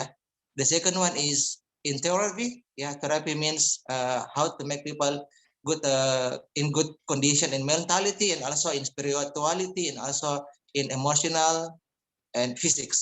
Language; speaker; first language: English; non-native, fluent; Indonesian